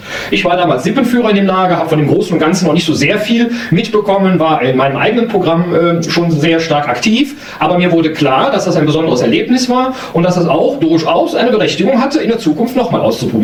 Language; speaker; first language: German; native; German